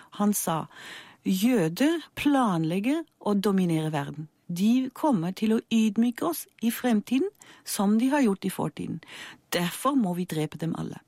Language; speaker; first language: Norwegian; non-native, fluent; German